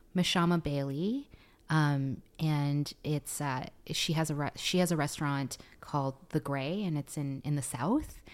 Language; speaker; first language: English; non-native, fluent; Filipino